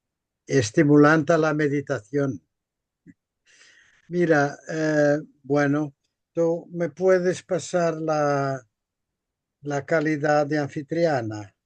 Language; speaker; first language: Spanish; non-native, fluent; Portuguese